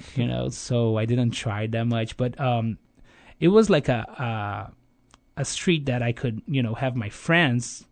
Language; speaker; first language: English; non-native, fluent; Portuguese